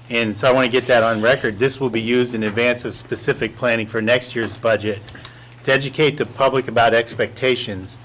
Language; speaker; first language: English; native; English